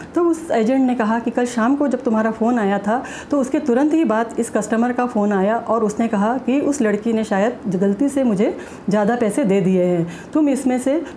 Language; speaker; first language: Hindi; non-native, local second language; Marathi